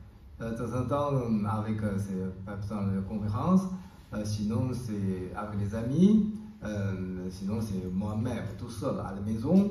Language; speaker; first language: French; non-native, learner; Chinese